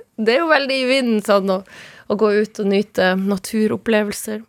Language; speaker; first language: Norwegian; non-native, local second language; Northern Sami